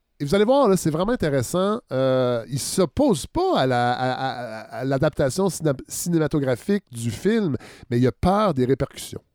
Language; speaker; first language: French; native; French